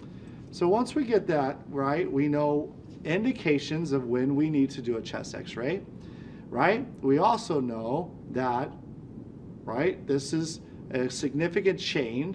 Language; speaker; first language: English; native; English